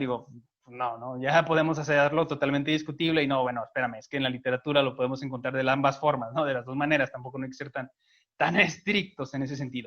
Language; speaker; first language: Spanish; native; Spanish